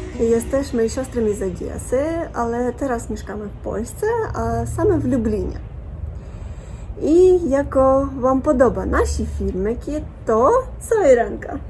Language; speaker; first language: Polish; non-native, learner; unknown